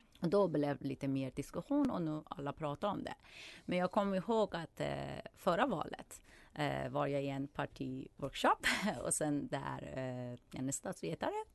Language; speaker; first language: Swedish; non-native, fluent; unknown